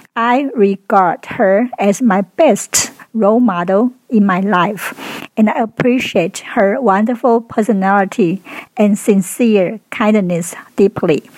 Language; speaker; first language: English; non-native, fluent; Chinese